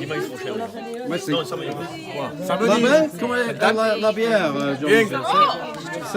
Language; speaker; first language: French; non-native, learner; English